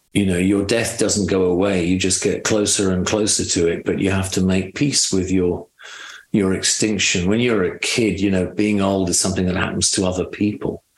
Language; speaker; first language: English; native; English